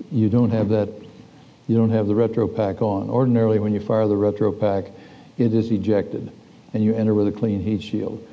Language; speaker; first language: English; native; English